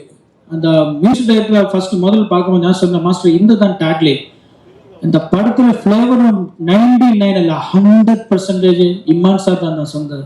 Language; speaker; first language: Tamil; non-native, learner; Malayalam